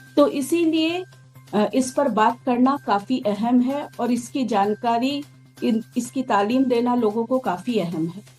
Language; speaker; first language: Urdu; native; Urdu